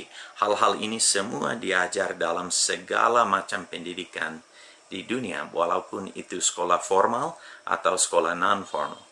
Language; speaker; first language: Indonesian; non-native, fluent; English